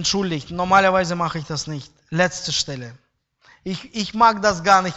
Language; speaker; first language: German; non-native, fluent; Russian